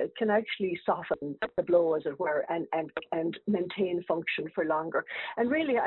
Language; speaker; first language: English; native; English